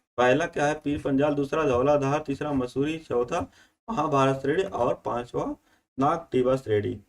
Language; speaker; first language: Hindi; native; Hindi